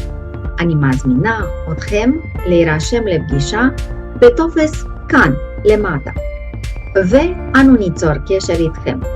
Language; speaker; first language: Hebrew; native; Hebrew